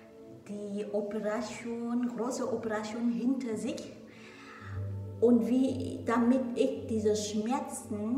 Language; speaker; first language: German; non-native, learner; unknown